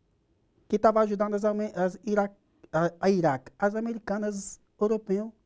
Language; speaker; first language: Portuguese; non-native, learner; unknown